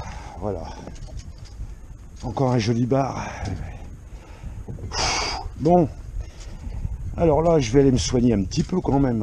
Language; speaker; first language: French; native; French